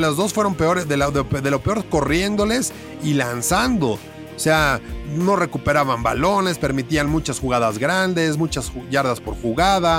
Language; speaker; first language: Spanish; native; Spanish